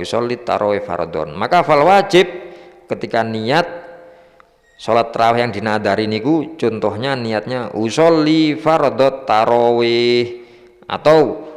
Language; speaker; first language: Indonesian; non-native, local second language; Javanese